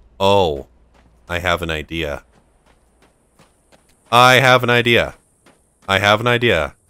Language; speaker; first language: English; native; English